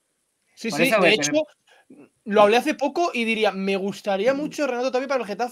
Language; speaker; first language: Spanish; native; Spanish